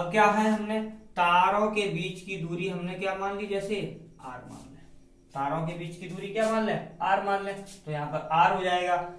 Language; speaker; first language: Hindi; native; Hindi